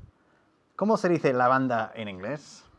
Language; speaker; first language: Spanish; non-native, fluent; English